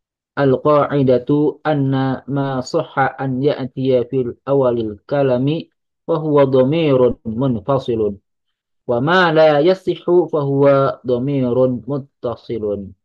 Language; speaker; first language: Arabic; non-native, learner; Indonesian